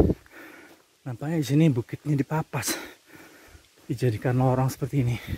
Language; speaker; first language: Indonesian; native; Indonesian